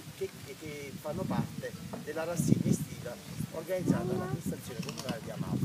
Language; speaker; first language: Italian; native; Italian